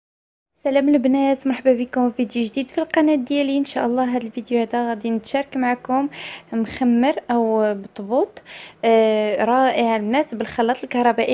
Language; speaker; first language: Arabic; native; Arabic